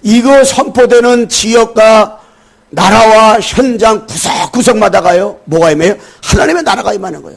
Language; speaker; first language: Korean; native; Korean